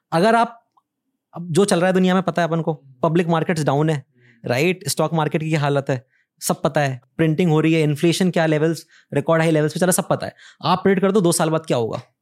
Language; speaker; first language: Hindi; native; Hindi